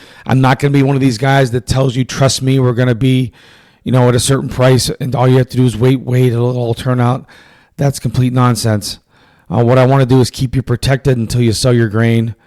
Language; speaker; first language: English; native; English